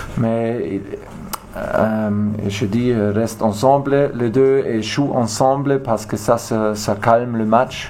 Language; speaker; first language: French; non-native, learner; German